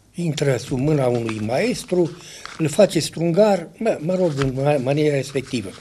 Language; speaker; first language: Romanian; native; Romanian